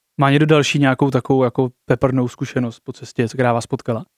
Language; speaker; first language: Czech; native; Czech